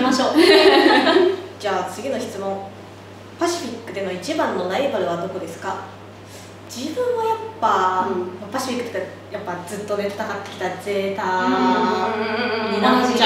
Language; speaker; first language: Japanese; native; Japanese